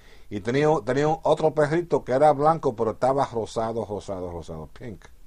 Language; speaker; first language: Spanish; early bilingual, heritage; Spanish